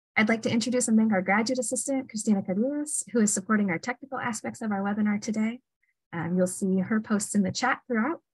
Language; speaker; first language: English; native; English